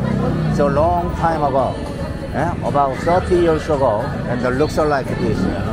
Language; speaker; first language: English; non-native, learner; Korean